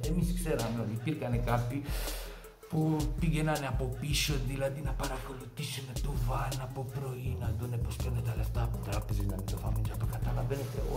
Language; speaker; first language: Greek; non-native, fluent; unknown